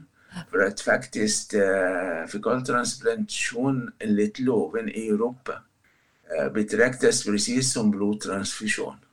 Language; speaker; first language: Swedish; non-native, fluent; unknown